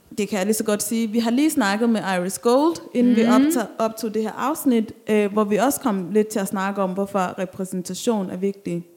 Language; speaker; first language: Danish; early bilingual, other home language; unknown